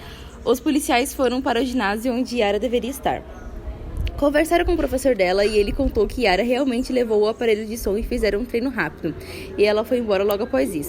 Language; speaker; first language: Portuguese; native; Portuguese